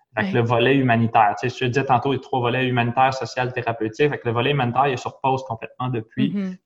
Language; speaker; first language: French; native; French